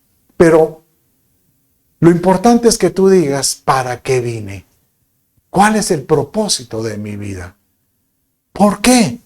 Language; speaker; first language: Spanish; native; Spanish